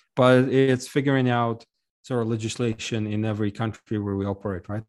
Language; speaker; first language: English; non-native, fluent; Russian